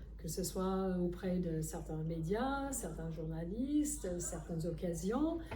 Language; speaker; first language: French; non-native, fluent; English